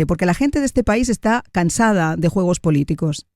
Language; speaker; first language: Spanish; native; Spanish